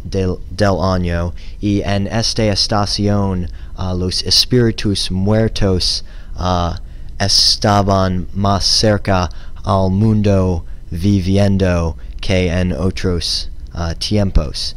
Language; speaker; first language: Spanish; non-native, learner; English